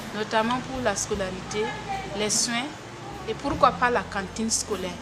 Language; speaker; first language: French; non-native, local second language; Mossi